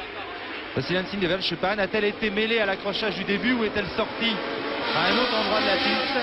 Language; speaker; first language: French; native; French